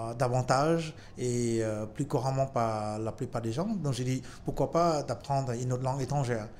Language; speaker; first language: French; non-native, fluent; Khmer